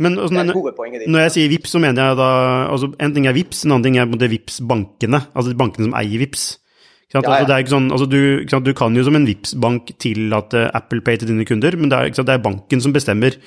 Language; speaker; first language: Norwegian; native; Norwegian